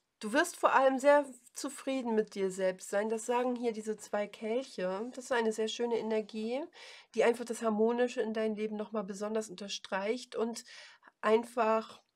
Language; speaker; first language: German; native; German